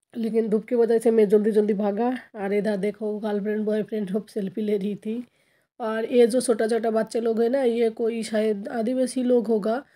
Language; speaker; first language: Hindi; non-native, local second language; Bangla